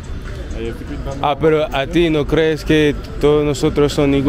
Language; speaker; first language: Spanish; non-native, learner; English